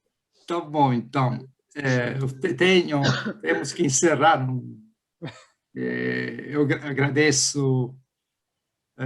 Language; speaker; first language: Portuguese; non-native, fluent; Italian